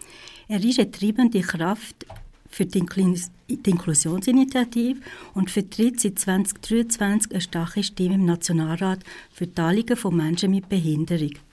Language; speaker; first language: German; native; German